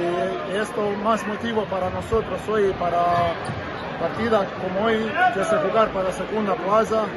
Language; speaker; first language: Spanish; non-native, learner; Croatian